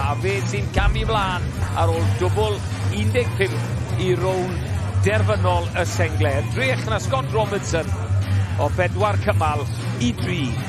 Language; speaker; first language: Welsh; native; Welsh